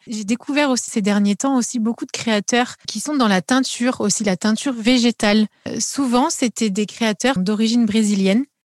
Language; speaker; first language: French; native; French